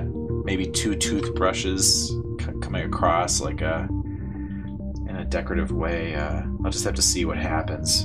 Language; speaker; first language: English; native; English